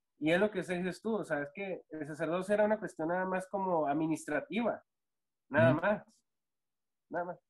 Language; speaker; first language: Spanish; native; Spanish